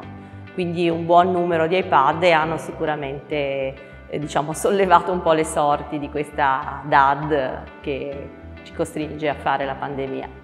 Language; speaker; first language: Italian; native; Italian